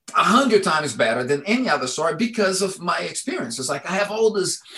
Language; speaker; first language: English; non-native, fluent; Portuguese